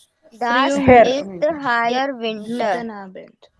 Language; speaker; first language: German; non-native, learner; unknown